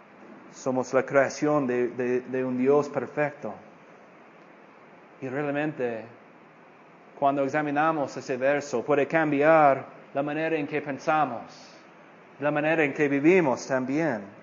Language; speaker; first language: Spanish; non-native, fluent; English